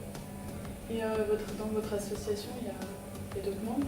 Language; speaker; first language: French; native; French